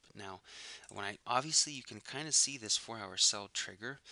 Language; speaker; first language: English; native; English